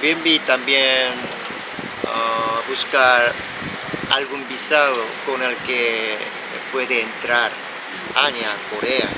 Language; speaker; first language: Spanish; non-native, fluent; Korean